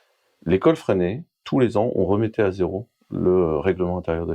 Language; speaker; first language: French; native; French